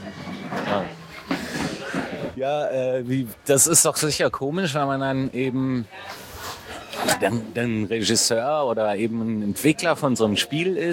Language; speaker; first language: German; native; German